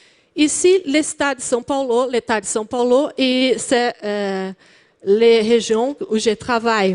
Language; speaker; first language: French; non-native, learner; Portuguese